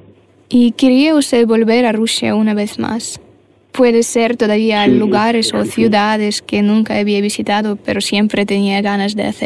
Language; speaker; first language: Spanish; non-native, fluent; Russian